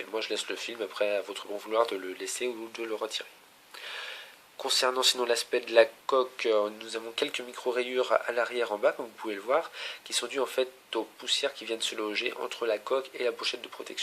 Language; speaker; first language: French; native; French